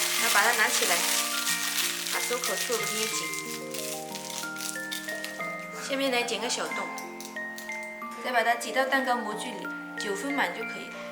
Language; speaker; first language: Chinese; native; Chinese